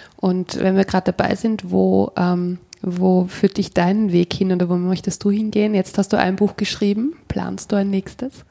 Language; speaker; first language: German; native; German